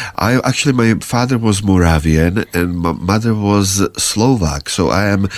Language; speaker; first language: English; non-native, fluent; Czech